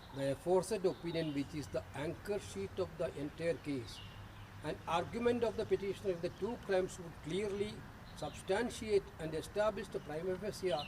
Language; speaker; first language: English; non-native, local second language; Malayalam